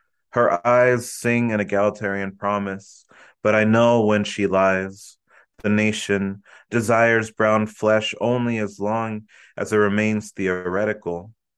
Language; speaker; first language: English; early bilingual, other home language; Spanish